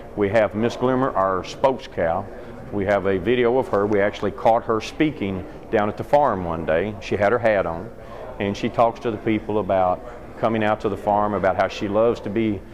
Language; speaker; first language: English; native; English